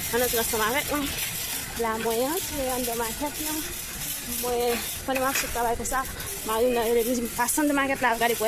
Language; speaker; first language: French; non-native, learner; Haitian Creole